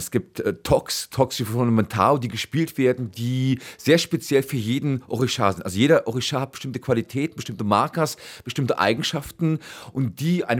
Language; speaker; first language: German; native; German